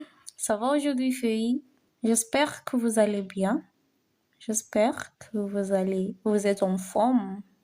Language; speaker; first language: French; non-native, local second language; Swahili